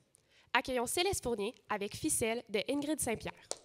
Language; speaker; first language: French; native; French